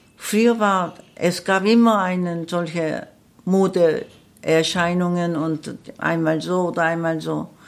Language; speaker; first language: German; non-native, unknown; Korean